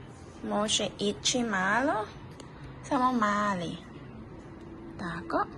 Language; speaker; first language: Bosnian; early bilingual, heritage; Bosnian